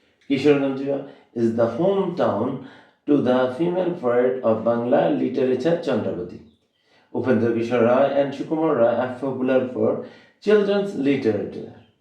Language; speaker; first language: English; non-native, local second language; Bangla